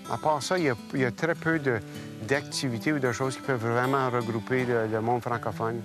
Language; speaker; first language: French; native; French